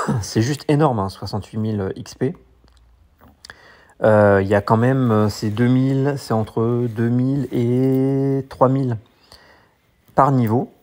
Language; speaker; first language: French; native; French